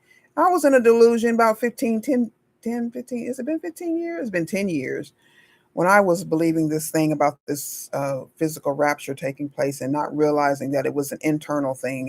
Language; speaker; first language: English; native; English